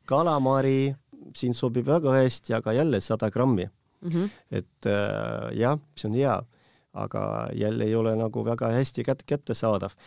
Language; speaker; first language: Estonian; non-native, local second language; Russian